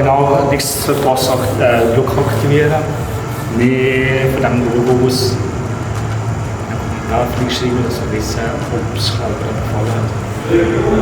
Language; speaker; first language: German; native; German